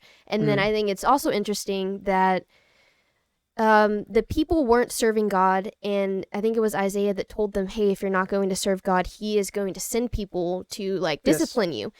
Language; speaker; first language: English; native; English